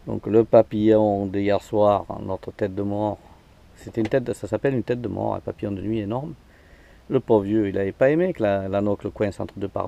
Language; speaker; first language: French; native; French